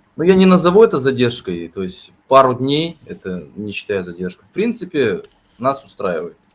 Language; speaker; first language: Russian; native; Russian